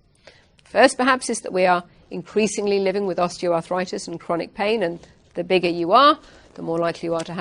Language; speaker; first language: English; native; English